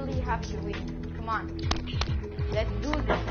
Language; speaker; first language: English; non-native, learner; Greek